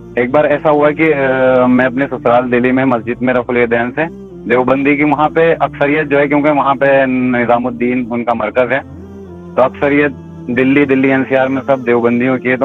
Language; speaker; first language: Urdu; native; Urdu